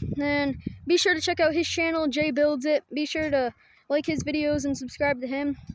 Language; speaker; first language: English; native; English